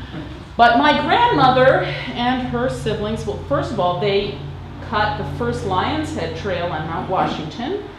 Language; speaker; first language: English; native; English